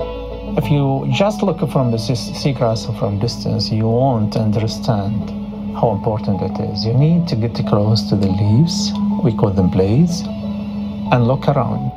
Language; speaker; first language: English; non-native, fluent; Arabic